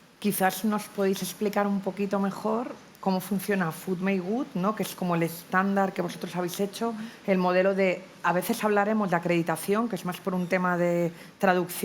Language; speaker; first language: Spanish; native; Spanish